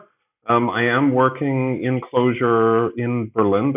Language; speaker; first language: English; native; English